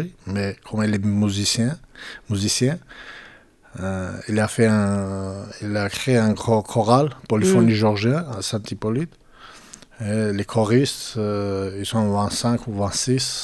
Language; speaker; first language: French; non-native, fluent; Georgian